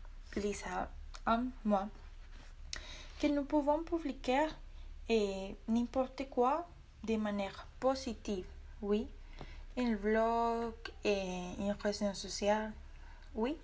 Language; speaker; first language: French; non-native, learner; Spanish